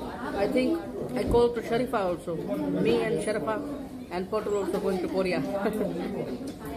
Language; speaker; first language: English; non-native, learner; Hindi